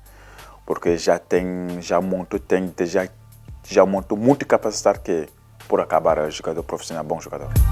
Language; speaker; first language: Portuguese; non-native, learner; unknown